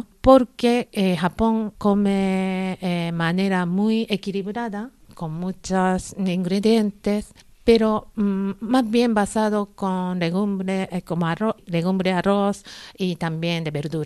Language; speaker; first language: Spanish; non-native, learner; Japanese